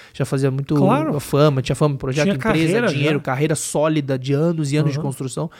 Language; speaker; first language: Portuguese; native; Portuguese